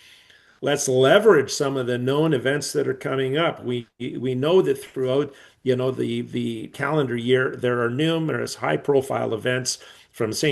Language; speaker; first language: English; native; English